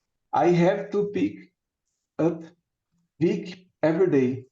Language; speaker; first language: English; non-native, learner; Portuguese